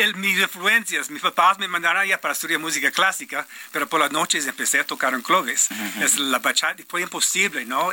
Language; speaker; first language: Spanish; non-native, fluent; English